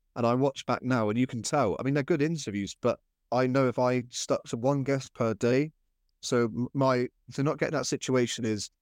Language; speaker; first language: English; native; English